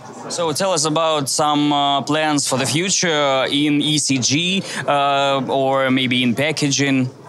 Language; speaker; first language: English; non-native, learner; Russian